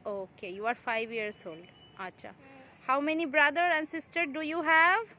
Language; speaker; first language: English; non-native, local second language; Bangla